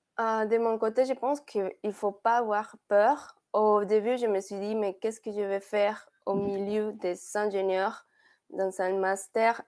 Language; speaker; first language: French; non-native, fluent; Spanish